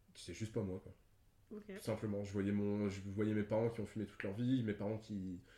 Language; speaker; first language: French; native; French